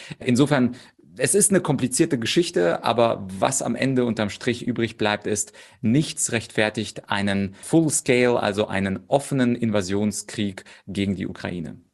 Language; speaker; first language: German; early bilingual, other home language; Russian